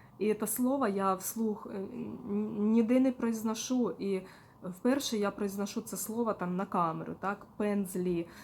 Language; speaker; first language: Ukrainian; non-native, local second language; Russian